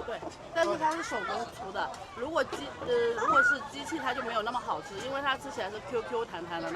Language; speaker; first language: Chinese; native; Chinese